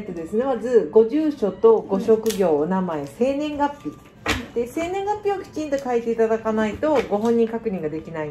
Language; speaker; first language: Japanese; native; Japanese